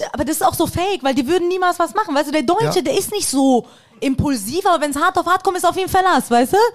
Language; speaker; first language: German; early bilingual, other home language; Persian